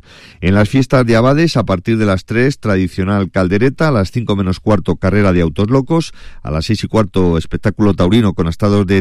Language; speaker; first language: Spanish; native; Spanish